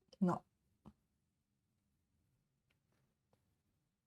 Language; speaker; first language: French; non-native, learner; Japanese